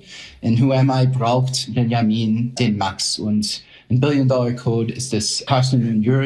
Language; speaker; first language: German; non-native, fluent; English